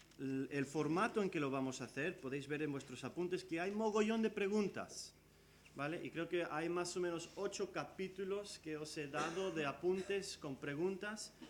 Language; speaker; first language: Spanish; early bilingual, other home language; English